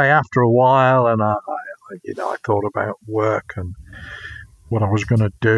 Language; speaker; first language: English; native; English